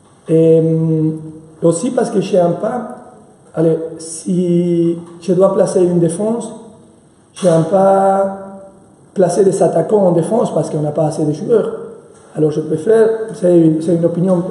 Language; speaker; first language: French; non-native, fluent; Spanish